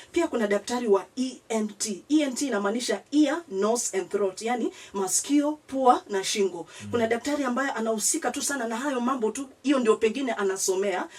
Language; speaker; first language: Swahili; non-native, local second language; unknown